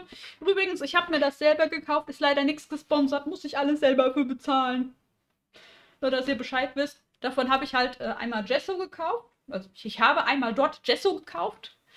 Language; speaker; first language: German; native; German